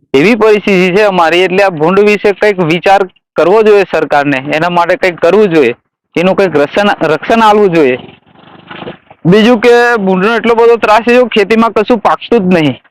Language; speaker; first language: Gujarati; native; Gujarati